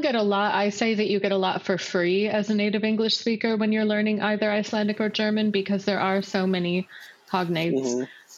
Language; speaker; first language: English; native; English